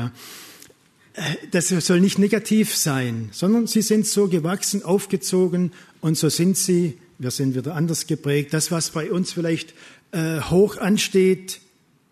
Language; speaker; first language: German; native; German